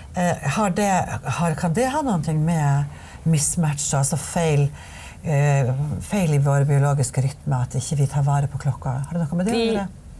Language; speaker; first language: Norwegian; native; Norwegian